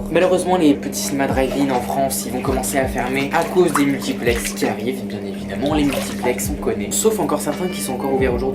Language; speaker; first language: French; native; French